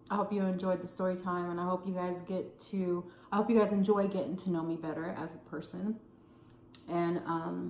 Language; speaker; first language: English; native; English